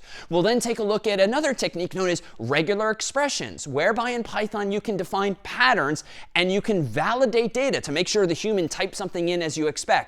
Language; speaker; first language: English; native; English